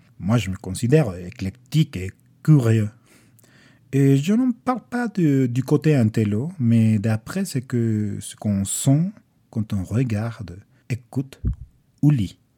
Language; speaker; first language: French; non-native, fluent; Spanish